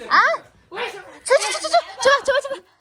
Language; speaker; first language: Chinese; non-native, learner; Hindi